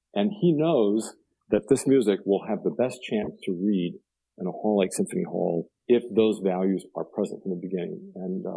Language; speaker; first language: English; native; English